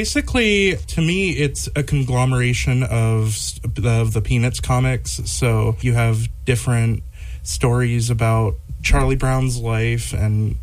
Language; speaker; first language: English; native; English